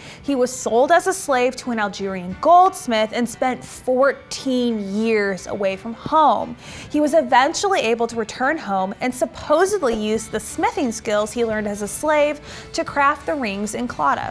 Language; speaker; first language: English; native; English